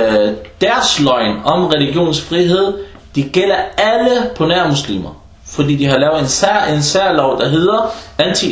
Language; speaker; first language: Danish; early bilingual, other home language; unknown